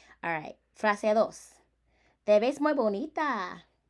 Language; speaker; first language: Spanish; non-native, fluent; English